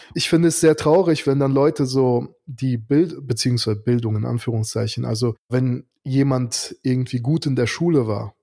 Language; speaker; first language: German; early bilingual, other home language; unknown